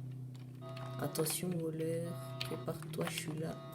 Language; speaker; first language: French; native; French